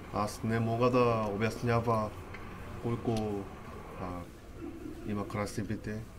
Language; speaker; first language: Bulgarian; non-native, learner; Korean